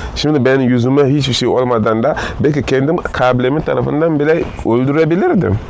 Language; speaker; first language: Turkish; non-native, learner; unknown